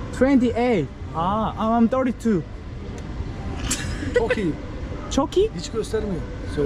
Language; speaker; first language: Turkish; non-native, learner; Korean